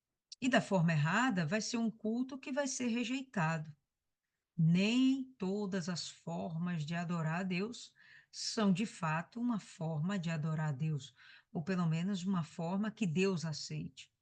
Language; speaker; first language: Portuguese; native; Portuguese